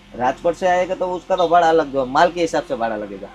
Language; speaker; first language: Hindi; non-native, local second language; Gujarati